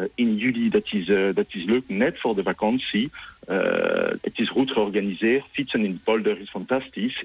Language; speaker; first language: Dutch; non-native, fluent; French